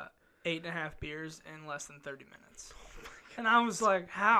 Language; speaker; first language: English; native; English